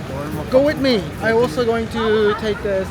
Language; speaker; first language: English; non-native, learner; Korean